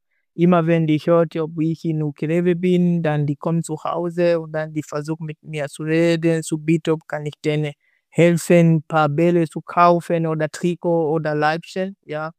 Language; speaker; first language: German; non-native, learner; Swahili